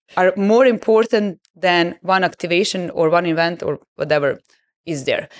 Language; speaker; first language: English; non-native, fluent; Serbian